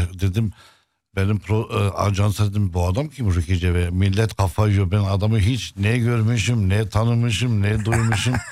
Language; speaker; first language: Turkish; non-native, fluent; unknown